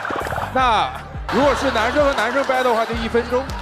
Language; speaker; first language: Chinese; native; Chinese